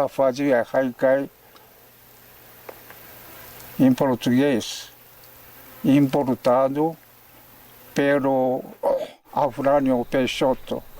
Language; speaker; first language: Portuguese; non-native, fluent; Japanese